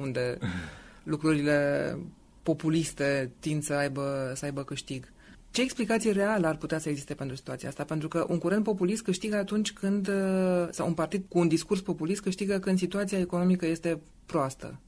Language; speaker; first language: Romanian; native; Romanian